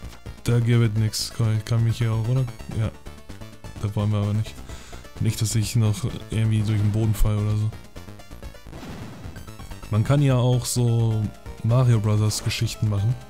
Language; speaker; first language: German; native; German